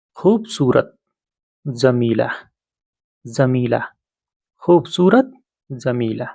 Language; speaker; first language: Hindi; native; Hindi